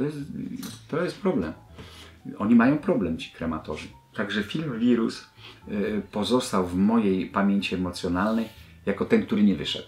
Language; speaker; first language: Polish; native; Polish